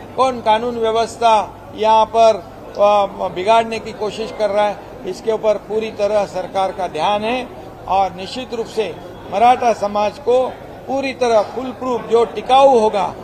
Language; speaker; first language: Hindi; non-native, local second language; Marathi